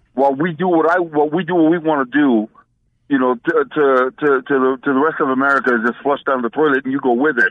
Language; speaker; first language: English; early bilingual, other home language; Spanish